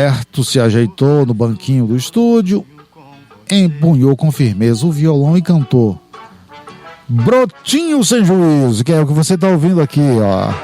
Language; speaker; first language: Portuguese; native; Portuguese